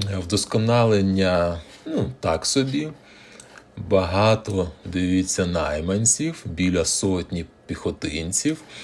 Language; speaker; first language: Ukrainian; non-native, local second language; Russian